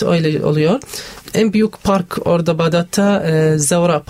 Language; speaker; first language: Turkish; non-native, fluent; Arabic